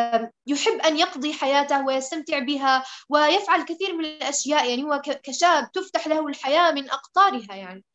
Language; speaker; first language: Arabic; native; Arabic